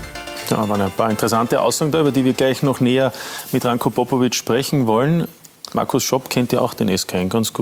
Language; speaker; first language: German; native; German